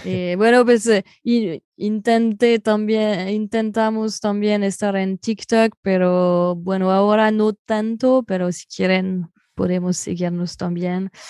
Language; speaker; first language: Spanish; non-native, fluent; French